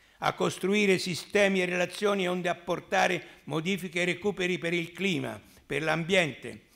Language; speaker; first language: Italian; native; Italian